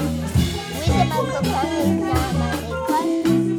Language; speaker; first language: French; non-native, learner; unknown